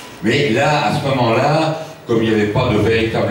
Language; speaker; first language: French; native; French